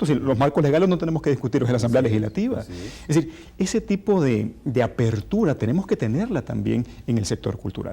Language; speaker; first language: Spanish; native; Spanish